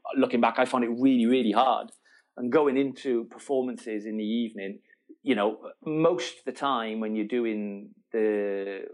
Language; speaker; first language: English; native; English